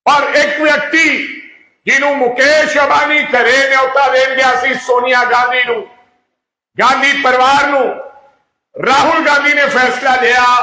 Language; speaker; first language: Hindi; non-native, local second language; Punjabi